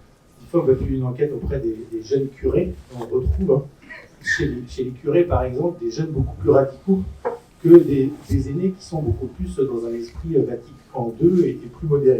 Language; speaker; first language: French; native; French